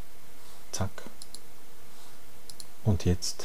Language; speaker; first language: German; non-native, fluent; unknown